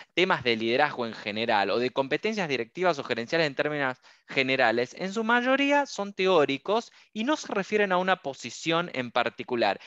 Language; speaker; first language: Spanish; native; Spanish